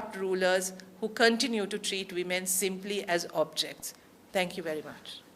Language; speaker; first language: English; non-native, local second language; Sinhala